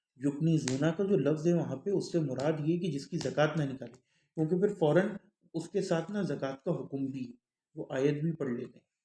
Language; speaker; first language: Urdu; early bilingual, heritage; Urdu